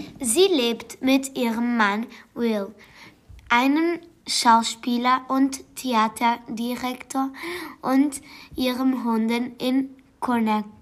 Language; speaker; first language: German; non-native, learner; Portuguese